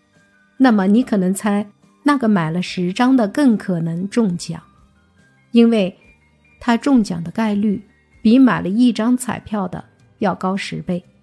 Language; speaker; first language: Chinese; native; Chinese